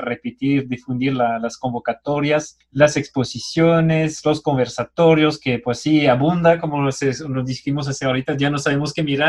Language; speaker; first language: Spanish; native; Spanish